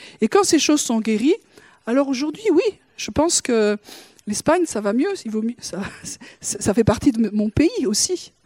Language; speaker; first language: French; native; French